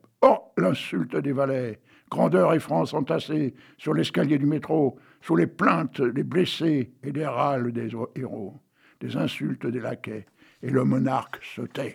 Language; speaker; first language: French; native; French